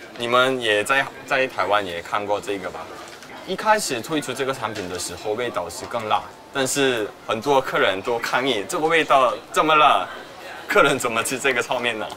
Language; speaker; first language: Chinese; non-native, fluent; Korean